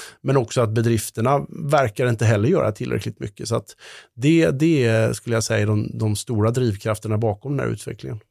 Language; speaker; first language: Swedish; native; Swedish